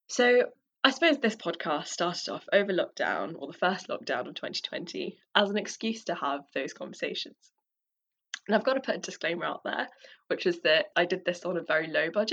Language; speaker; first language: English; native; English